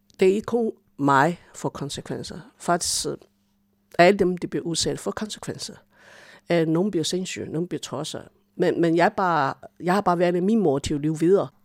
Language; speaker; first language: Danish; non-native, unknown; Chinese